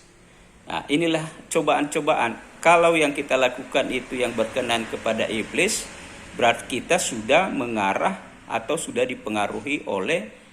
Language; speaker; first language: Indonesian; native; Indonesian